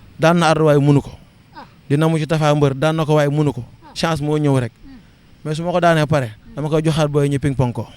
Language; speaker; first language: Wolof; non-native, local second language; Serer